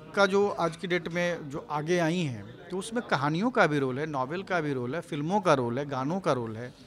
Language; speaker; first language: Hindi; native; Hindi